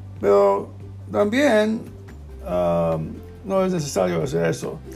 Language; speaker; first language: Spanish; non-native, learner; English